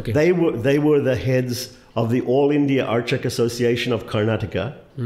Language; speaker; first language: English; native; English